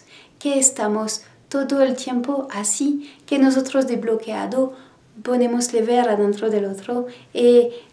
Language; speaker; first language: Spanish; non-native, learner; French